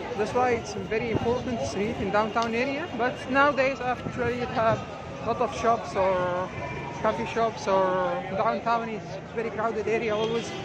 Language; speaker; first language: English; non-native, fluent; Arabic